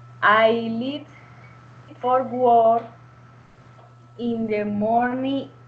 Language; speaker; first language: English; non-native, learner; Spanish